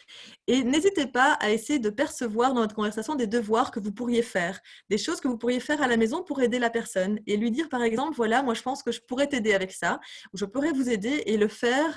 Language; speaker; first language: French; native; French